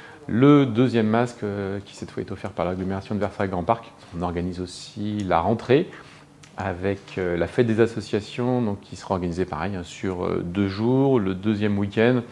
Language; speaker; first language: French; native; French